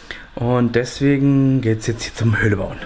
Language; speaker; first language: German; native; German